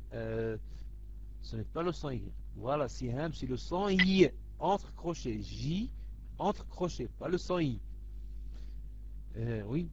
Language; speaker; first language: French; non-native, local second language; Arabic